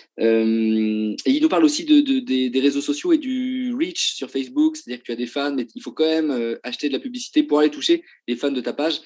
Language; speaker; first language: French; native; French